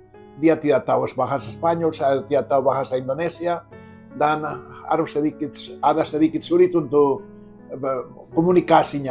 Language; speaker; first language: Indonesian; non-native, fluent; Spanish